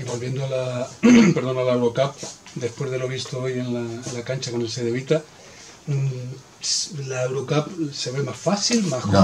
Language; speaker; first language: Spanish; native; Spanish